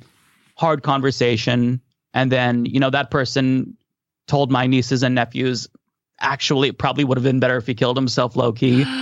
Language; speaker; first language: English; native; English